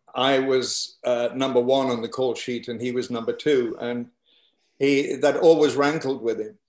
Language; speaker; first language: English; native; English